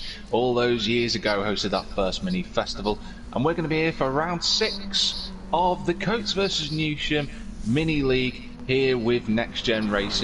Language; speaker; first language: English; native; English